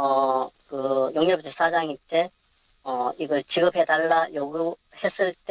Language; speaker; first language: Korean; native; Korean